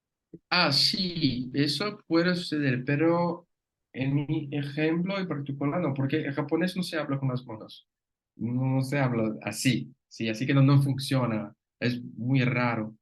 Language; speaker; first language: Spanish; non-native, fluent; Portuguese